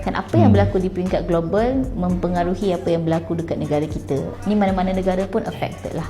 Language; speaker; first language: Malay; native; Malay